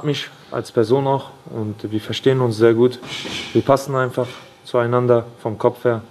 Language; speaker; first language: German; non-native, fluent; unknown